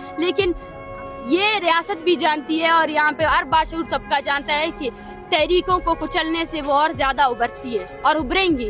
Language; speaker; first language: Urdu; non-native, local second language; Baluchi